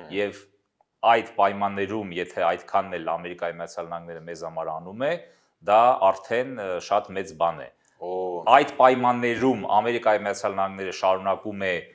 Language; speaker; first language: Armenian; native; Armenian